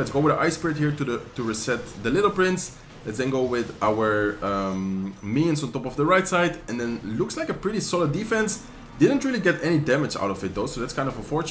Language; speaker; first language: English; non-native, fluent; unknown